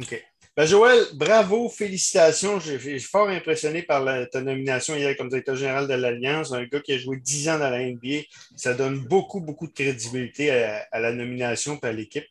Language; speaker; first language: French; native; French